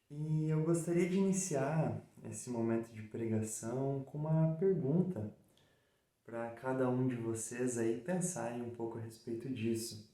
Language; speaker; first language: Portuguese; native; Portuguese